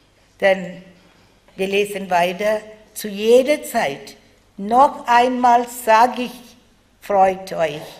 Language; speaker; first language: German; non-native, fluent; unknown